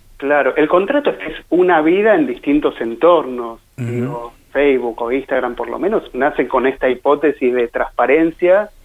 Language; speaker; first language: Spanish; native; Spanish